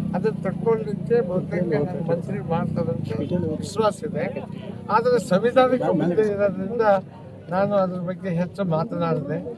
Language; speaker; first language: Kannada; non-native, local second language; Lambadi